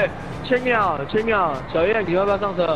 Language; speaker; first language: Chinese; native; Chinese